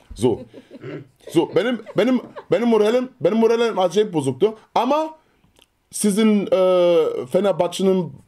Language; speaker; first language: Turkish; early bilingual, other home language; German